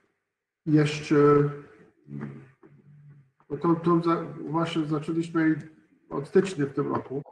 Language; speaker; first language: Polish; non-native, learner; English